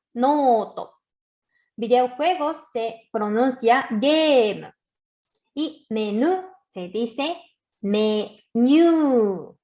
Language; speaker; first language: Spanish; non-native, fluent; Japanese